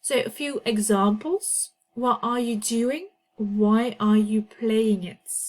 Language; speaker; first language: English; non-native, fluent; Dutch